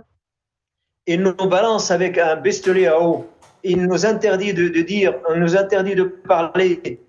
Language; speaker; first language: French; non-native, fluent; Arabic